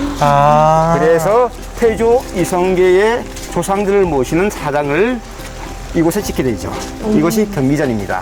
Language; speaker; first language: Korean; native; Korean